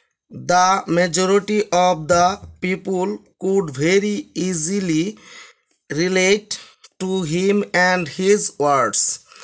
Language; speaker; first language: English; non-native, local second language; Bangla